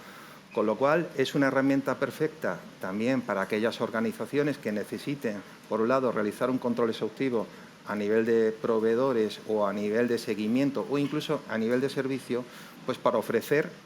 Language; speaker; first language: Spanish; native; Spanish